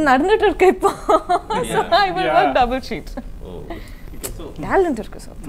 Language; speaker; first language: Tamil; non-native, learner; Kodava